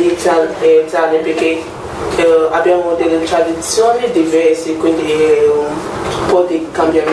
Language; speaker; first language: Italian; non-native, learner; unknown